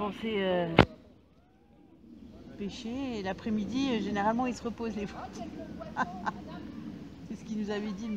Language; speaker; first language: French; native; French